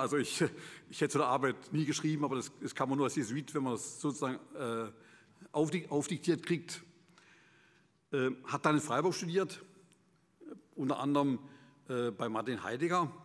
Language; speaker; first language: German; native; German